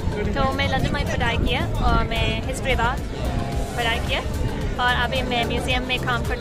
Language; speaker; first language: Hindi; non-native, learner; Hungarian